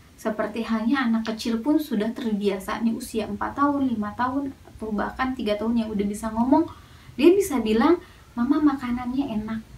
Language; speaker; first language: Indonesian; native; Indonesian